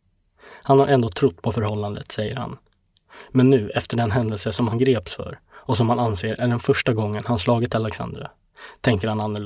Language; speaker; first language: Swedish; native; Swedish